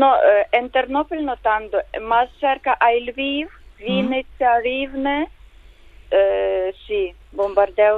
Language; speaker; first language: Spanish; non-native, learner; Ukrainian